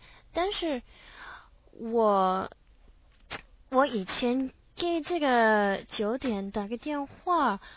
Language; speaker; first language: Chinese; non-native, learner; English